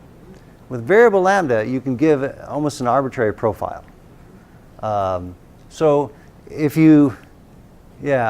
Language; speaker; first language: English; native; English